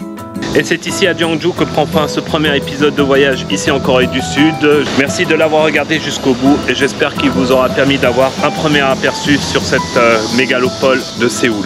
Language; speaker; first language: French; native; French